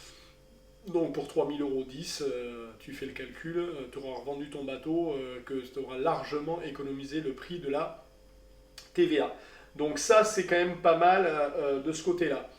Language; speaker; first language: French; native; French